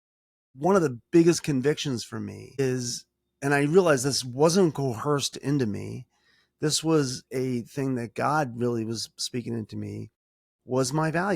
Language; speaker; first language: English; native; English